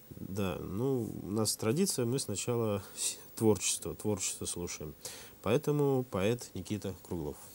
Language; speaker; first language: Russian; native; Russian